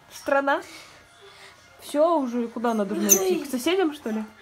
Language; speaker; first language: Russian; native; Russian